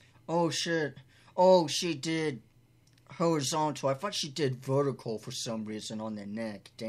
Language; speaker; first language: English; native; English